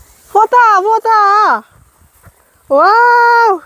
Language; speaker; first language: Korean; non-native, learner; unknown